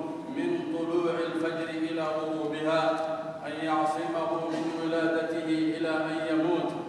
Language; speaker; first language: Arabic; non-native, local second language; Somali